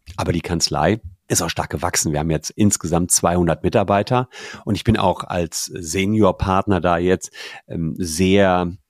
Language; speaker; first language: German; native; German